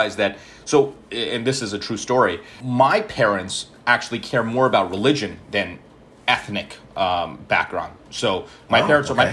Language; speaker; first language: English; early bilingual, other home language; Malayalam